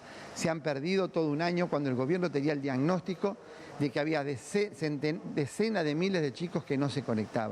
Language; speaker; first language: Spanish; native; Spanish